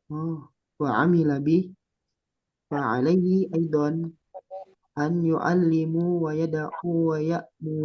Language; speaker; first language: Arabic; non-native, learner; Indonesian